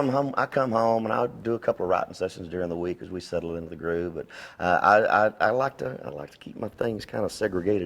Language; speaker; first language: English; native; English